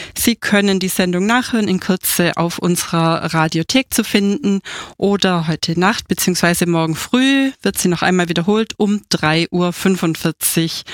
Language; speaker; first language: German; native; German